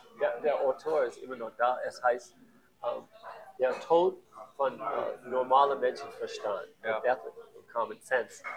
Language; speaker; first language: German; non-native, learner; English